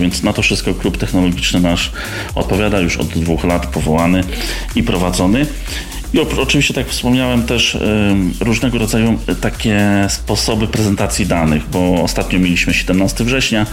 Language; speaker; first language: Polish; native; Polish